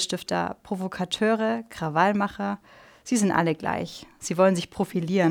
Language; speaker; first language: German; native; German